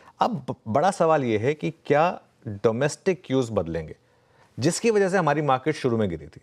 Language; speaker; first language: Hindi; native; Hindi